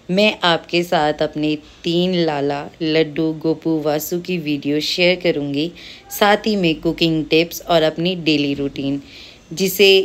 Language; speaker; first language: Hindi; native; Hindi